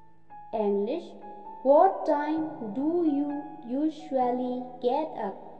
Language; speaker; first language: English; non-native, local second language; Khasi